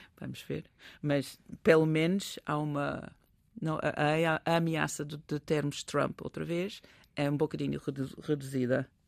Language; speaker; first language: Portuguese; non-native, fluent; English